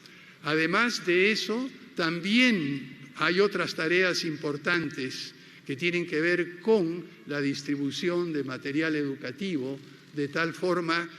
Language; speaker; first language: Spanish; native; Spanish